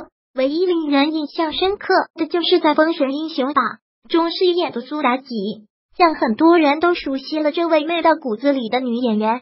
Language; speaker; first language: Chinese; native; Chinese